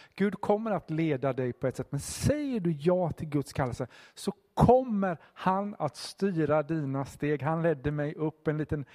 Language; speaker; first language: Swedish; native; Swedish